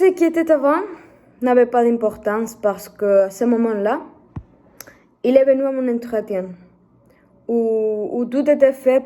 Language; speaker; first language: French; non-native, learner; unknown